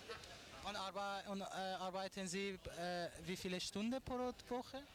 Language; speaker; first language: German; non-native, learner; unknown